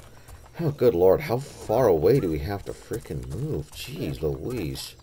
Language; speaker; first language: English; native; English